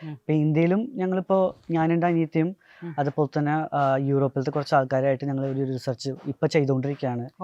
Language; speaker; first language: Malayalam; non-native, local second language; Tamil